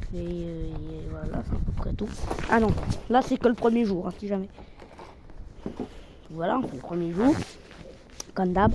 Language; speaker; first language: French; native; French